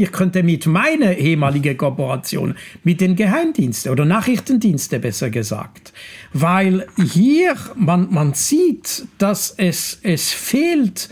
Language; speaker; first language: German; non-native, local second language; French